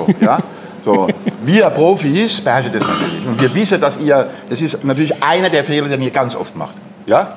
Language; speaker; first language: German; native; German